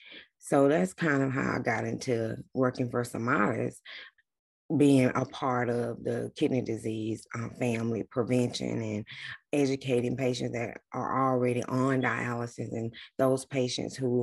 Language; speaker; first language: English; native; English